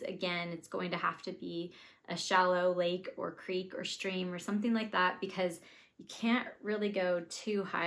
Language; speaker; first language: English; native; English